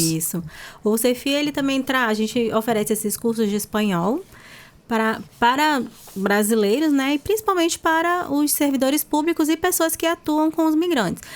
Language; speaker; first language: Portuguese; native; Portuguese